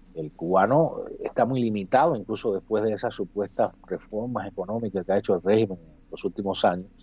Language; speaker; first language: Spanish; native; Spanish